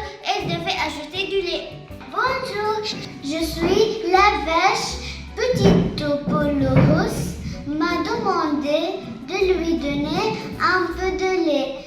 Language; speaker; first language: French; non-native, learner; Arabic